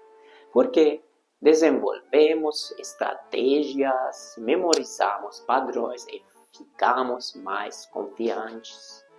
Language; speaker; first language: Portuguese; non-native, fluent; Hungarian